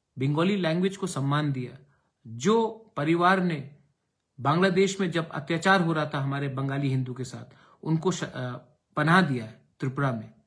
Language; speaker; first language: Hindi; non-native, local second language; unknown